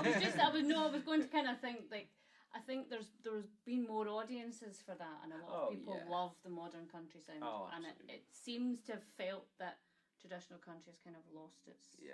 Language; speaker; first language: English; native; English